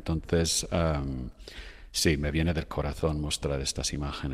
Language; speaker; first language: Spanish; non-native, fluent; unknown